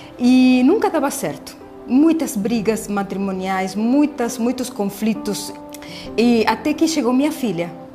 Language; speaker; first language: Portuguese; non-native, fluent; Spanish